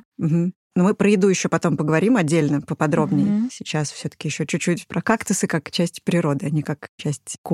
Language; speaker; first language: Russian; native; Russian